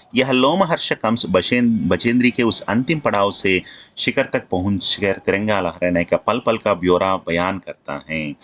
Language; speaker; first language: Hindi; non-native, local second language; Telugu